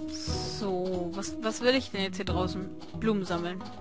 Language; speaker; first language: German; native; German